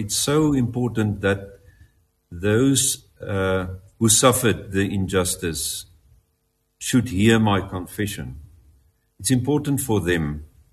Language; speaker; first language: English; non-native, local second language; Afrikaans